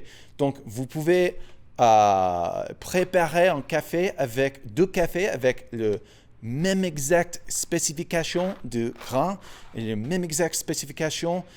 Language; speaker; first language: French; non-native, fluent; English